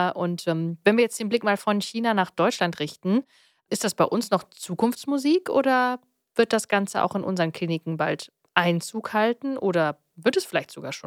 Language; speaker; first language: German; native; German